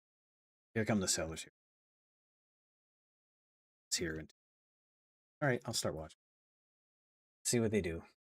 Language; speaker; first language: English; native; English